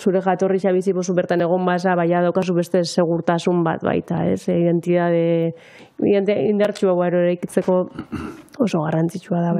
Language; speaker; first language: Basque; native; Basque